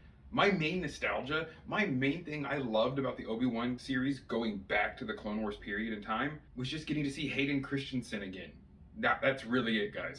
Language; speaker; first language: English; native; English